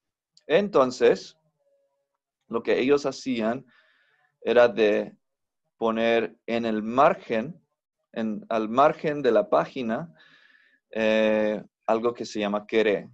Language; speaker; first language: Spanish; non-native, fluent; English